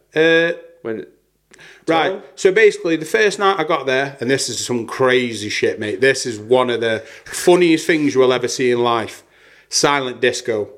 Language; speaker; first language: English; native; English